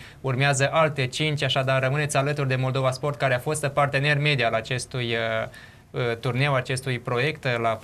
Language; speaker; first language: Romanian; native; Romanian